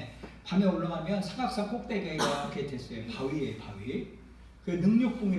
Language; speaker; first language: Korean; native; Korean